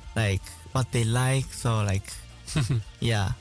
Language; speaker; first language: English; non-native, learner; Japanese